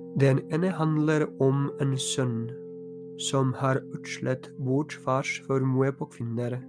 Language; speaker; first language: Norwegian; non-native, fluent; Polish